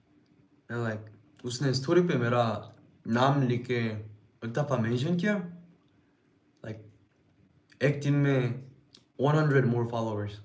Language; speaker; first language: English; non-native, learner; Korean